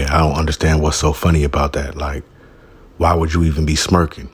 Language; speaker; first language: English; native; English